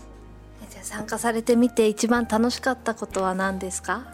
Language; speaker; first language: Japanese; native; Japanese